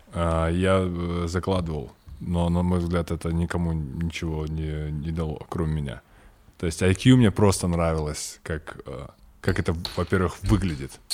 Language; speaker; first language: Russian; native; Russian